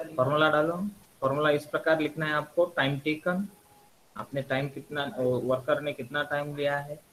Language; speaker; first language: Hindi; non-native, local second language; Marathi